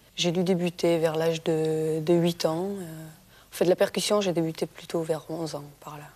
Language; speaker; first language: French; native; French